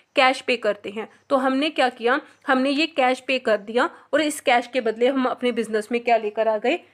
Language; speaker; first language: Hindi; non-native, local second language; Punjabi